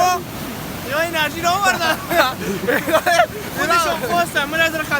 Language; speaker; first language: Persian; native; Persian